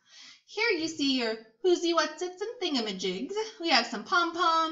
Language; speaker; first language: English; native; English